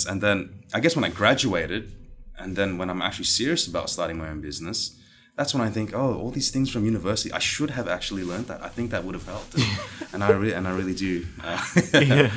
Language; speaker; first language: English; native; English